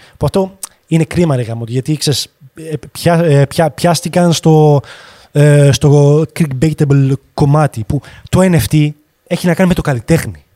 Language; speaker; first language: Greek; early bilingual, heritage; Greek